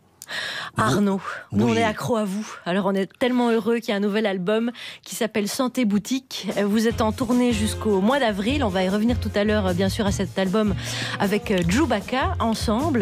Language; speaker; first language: French; native; French